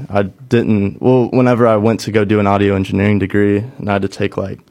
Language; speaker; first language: English; native; English